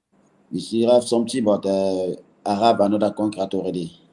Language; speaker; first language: English; non-native, learner; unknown